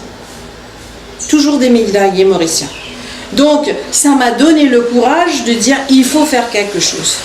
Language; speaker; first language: French; non-native, local second language; Morisyen